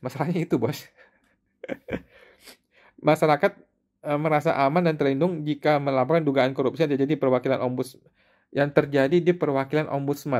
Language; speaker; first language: Indonesian; native; Indonesian